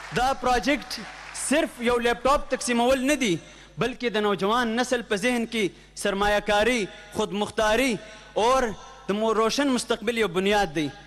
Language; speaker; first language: Urdu; non-native, local second language; Pashto